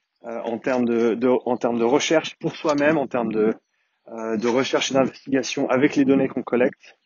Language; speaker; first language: French; native; French